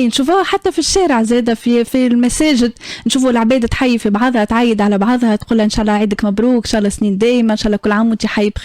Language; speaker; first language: Arabic; native; Arabic